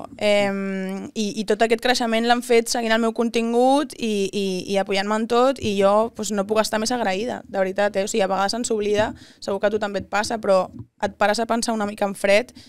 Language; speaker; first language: Catalan; non-native, local second language; Spanish